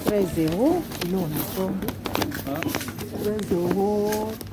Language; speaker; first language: German; non-native, learner; Lingala